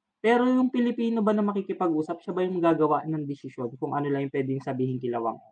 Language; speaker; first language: Filipino; native; Filipino